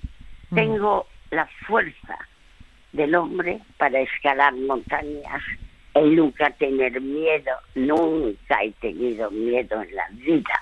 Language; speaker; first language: Spanish; early bilingual, other home language; French